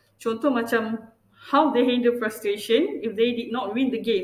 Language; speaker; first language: English; non-native, local second language; Malay